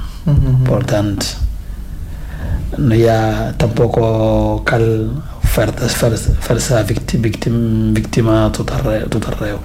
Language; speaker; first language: Catalan; non-native, fluent; Fula